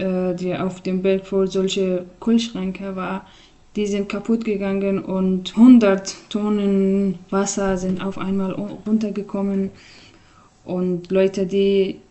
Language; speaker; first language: German; non-native, fluent; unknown